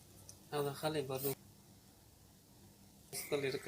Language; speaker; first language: Arabic; non-native, learner; Oromo